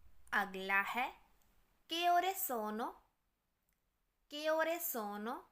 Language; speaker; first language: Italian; non-native, learner; Urdu